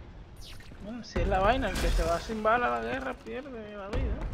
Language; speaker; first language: Spanish; native; Spanish